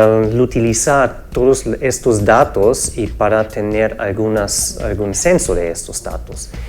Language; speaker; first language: Spanish; non-native, fluent; German